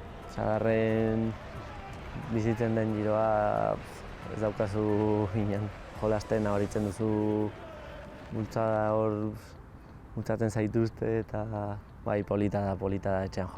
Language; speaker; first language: Basque; non-native, local second language; Spanish